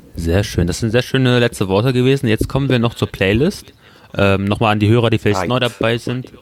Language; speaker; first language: German; early bilingual, other home language; Turkish